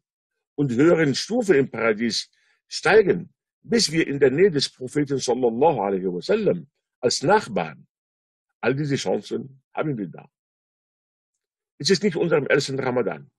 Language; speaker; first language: German; non-native, fluent; Arabic